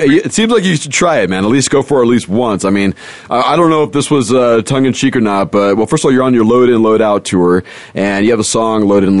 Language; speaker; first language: English; native; English